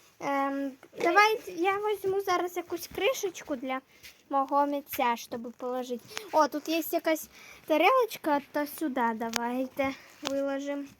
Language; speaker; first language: Ukrainian; non-native, local second language; Russian